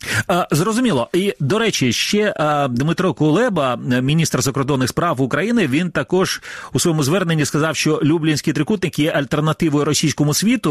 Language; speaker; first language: Ukrainian; native; Ukrainian